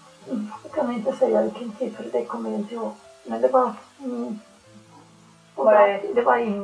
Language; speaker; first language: Swedish; non-native, fluent; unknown